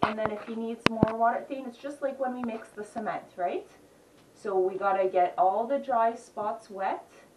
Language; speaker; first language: English; native; English